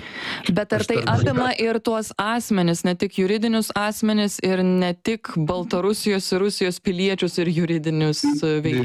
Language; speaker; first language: Lithuanian; native; Lithuanian